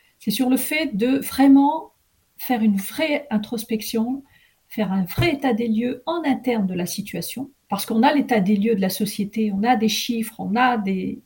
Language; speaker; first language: French; early bilingual, other home language; Arabic